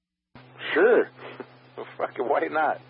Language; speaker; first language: English; native; English